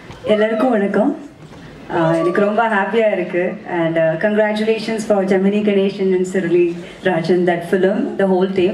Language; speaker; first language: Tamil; non-native, learner; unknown